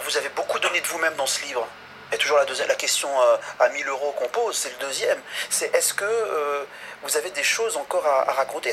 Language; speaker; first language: French; native; French